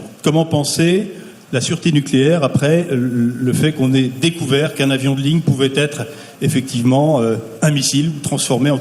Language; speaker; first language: French; native; French